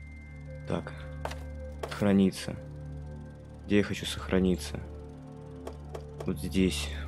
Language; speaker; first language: Russian; native; Russian